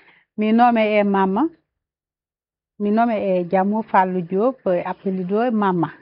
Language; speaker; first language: Portuguese; non-native, learner; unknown